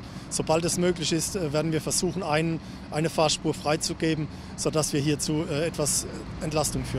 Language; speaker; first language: German; native; German